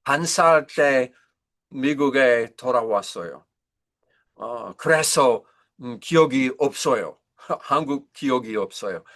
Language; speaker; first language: Korean; non-native, learner; English